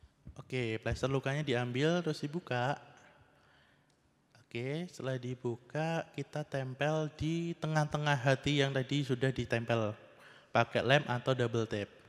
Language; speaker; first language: Indonesian; native; Indonesian